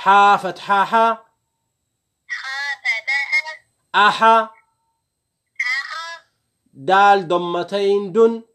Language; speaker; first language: Arabic; non-native, fluent; Amharic